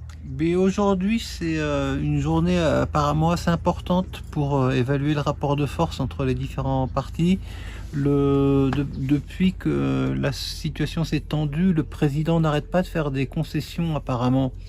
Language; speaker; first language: French; native; French